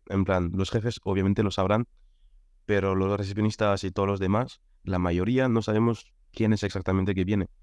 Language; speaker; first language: Spanish; non-native, fluent; French